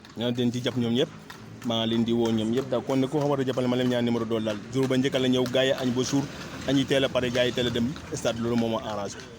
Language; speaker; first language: Wolof; native; Wolof